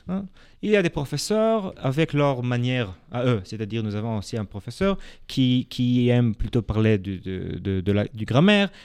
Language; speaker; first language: French; non-native, fluent; Hebrew